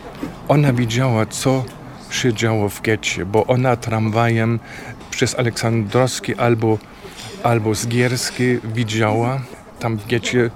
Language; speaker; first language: Polish; non-native, learner; German